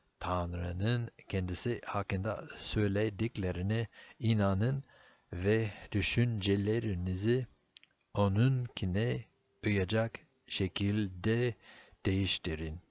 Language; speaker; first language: Turkish; non-native, fluent; English